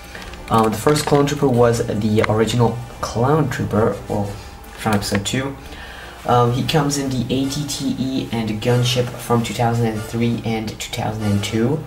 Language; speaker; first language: English; native; English